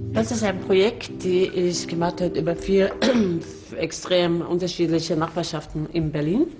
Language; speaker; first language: German; non-native, fluent; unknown